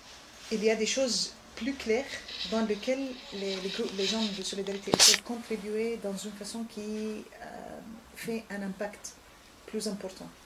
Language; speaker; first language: French; non-native, fluent; Arabic